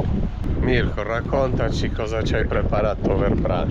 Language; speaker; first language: Italian; native; Italian